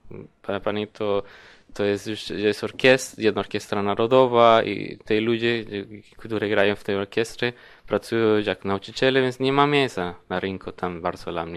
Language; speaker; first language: Polish; non-native, learner; Spanish